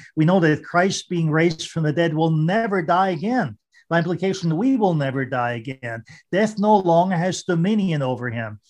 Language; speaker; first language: English; non-native, fluent; German